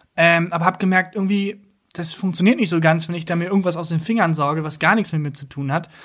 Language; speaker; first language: German; native; German